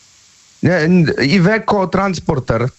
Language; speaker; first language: German; non-native, learner; Polish